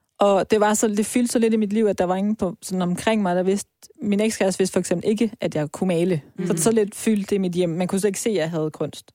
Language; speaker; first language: Danish; early bilingual, other home language; Persian